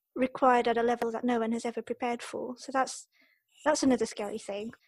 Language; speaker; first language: English; early bilingual, other home language; Japanese